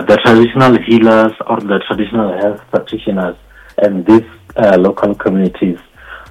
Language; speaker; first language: English; non-native, local second language; Northern Sotho